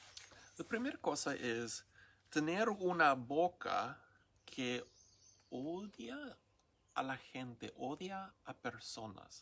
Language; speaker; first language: Spanish; non-native, learner; English